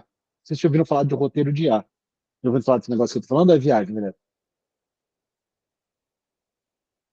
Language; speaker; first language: Portuguese; native; Portuguese